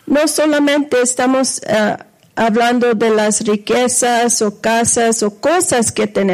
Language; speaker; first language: Spanish; non-native, fluent; English